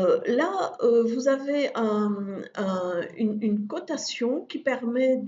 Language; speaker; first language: French; native; French